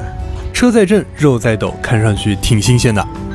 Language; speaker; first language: Chinese; native; Chinese